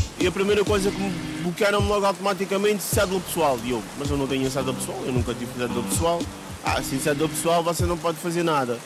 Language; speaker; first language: Portuguese; early bilingual, other home language; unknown